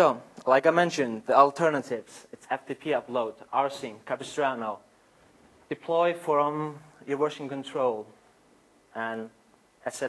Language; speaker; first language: English; non-native, fluent; Icelandic